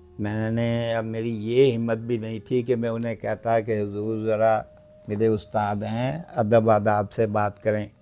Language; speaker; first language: Urdu; non-native, local second language; Punjabi